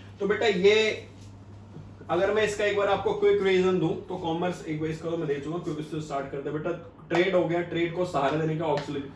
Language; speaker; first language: Hindi; native; Hindi